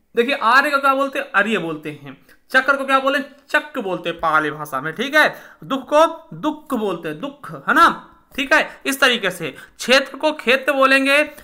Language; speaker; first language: Hindi; native; Hindi